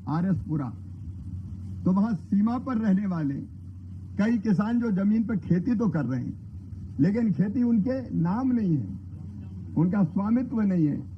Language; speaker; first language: Hindi; native; Hindi